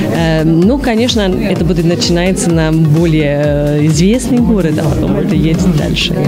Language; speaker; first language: Russian; non-native, fluent; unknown